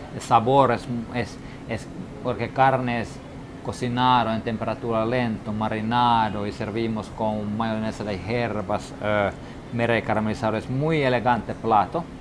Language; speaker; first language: Spanish; non-native, learner; Finnish